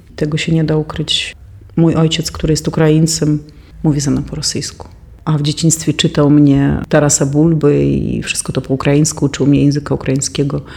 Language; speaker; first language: Polish; non-native, fluent; Russian